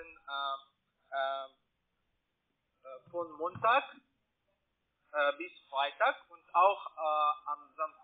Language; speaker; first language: German; non-native, learner; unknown